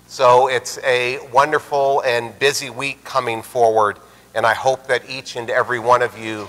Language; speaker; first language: English; native; English